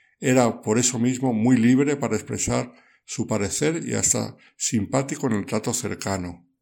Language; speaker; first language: Spanish; native; Spanish